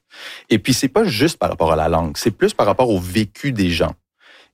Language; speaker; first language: French; early bilingual, other home language; English